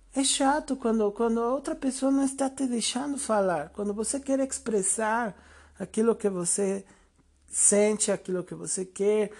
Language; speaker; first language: Portuguese; non-native, fluent; Spanish